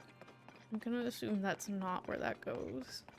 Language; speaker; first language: English; native; English